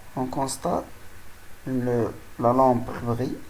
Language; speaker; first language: French; non-native, local second language; Arabic